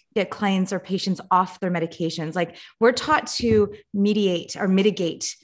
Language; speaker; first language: English; native; English